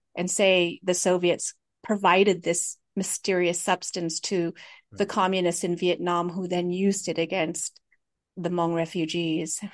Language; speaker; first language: English; early bilingual, other home language; Hmong